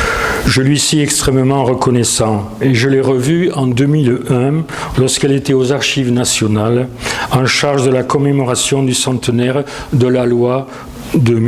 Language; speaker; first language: French; native; French